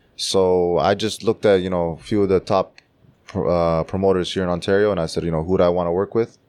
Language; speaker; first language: English; early bilingual, other home language; Czech